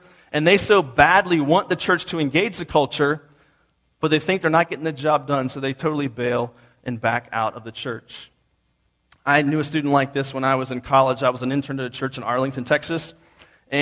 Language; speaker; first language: English; native; English